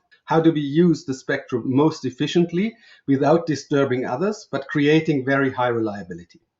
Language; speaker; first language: English; non-native, fluent; German